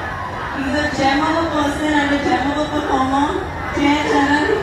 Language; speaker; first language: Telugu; non-native, learner; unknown